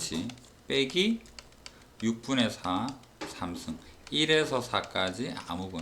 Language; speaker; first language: Korean; native; Korean